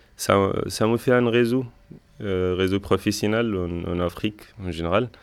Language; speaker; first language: French; non-native, fluent; Arabic